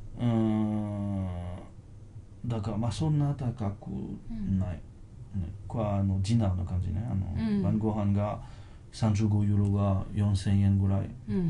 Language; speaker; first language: Japanese; non-native, fluent; French